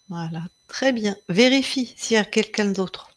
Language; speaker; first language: French; native; French